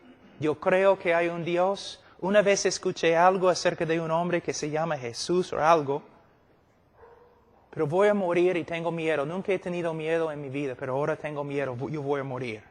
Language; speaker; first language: Spanish; non-native, fluent; English